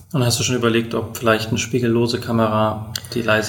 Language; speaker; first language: German; native; German